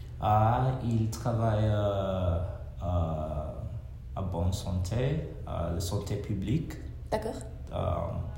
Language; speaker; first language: French; non-native, learner; English